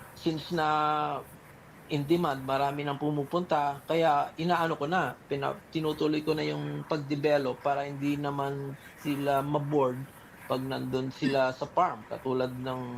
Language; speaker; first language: Filipino; native; Filipino